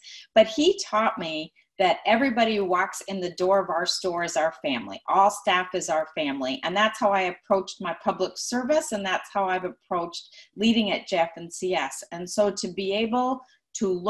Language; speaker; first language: English; native; English